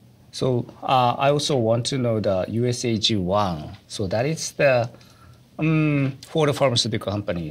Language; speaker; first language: English; non-native, fluent; Japanese